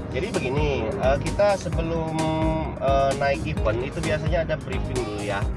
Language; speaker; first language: Indonesian; native; Indonesian